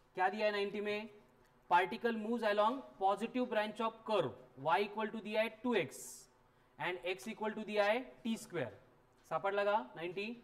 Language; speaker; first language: Hindi; non-native, local second language; Marathi